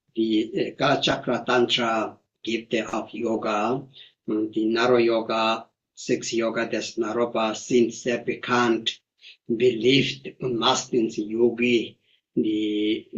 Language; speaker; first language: German; non-native, fluent; Tibetan